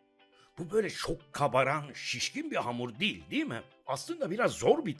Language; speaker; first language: Turkish; native; Turkish